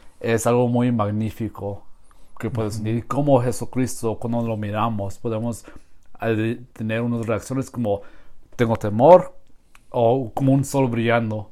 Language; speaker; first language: Spanish; non-native, learner; English